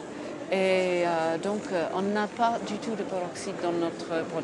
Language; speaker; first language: French; non-native, fluent; English